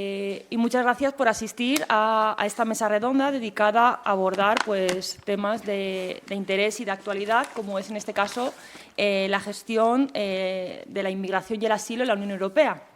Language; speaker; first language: Spanish; native; Spanish